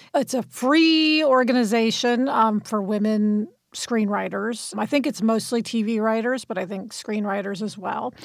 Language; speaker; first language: English; native; English